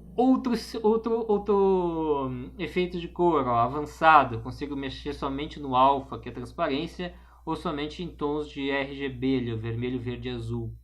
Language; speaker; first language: Portuguese; native; Portuguese